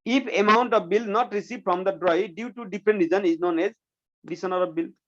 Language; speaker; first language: English; non-native, local second language; Nepali